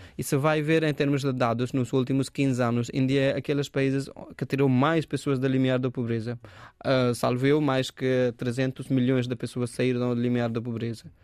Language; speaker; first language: Portuguese; non-native, fluent; Hindi